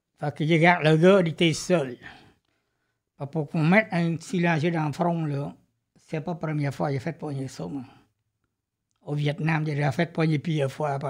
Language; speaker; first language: French; non-native, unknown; Vietnamese